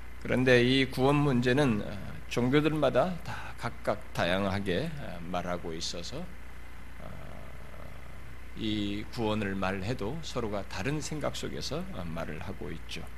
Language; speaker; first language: Korean; native; Korean